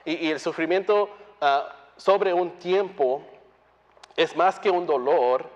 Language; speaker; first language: Spanish; early bilingual, heritage; Spanish